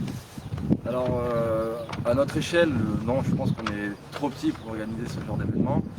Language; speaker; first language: French; native; French